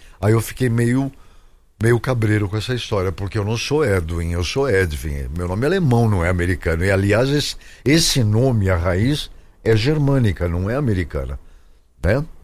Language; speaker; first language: Portuguese; native; Portuguese